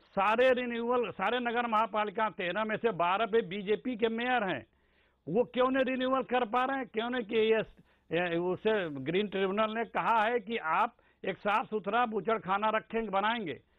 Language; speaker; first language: Hindi; native; Hindi